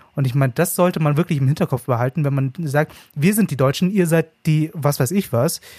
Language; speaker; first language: German; early bilingual, other home language; Vietnamese